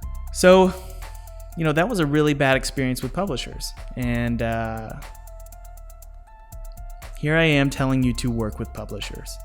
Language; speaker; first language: English; native; English